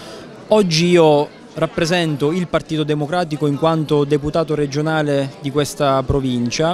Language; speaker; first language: Italian; native; Italian